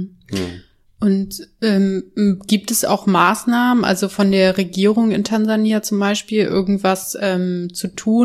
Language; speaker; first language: German; native; German